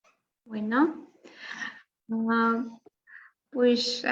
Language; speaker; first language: Spanish; non-native, fluent; Russian